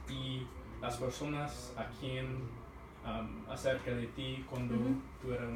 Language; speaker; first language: Spanish; non-native, learner; English